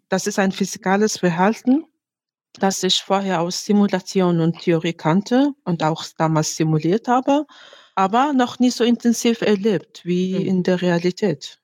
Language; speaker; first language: German; non-native, fluent; Mongolian